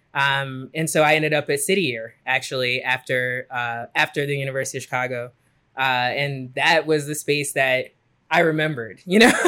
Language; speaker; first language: English; native; English